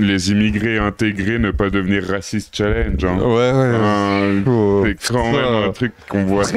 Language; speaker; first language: French; native; French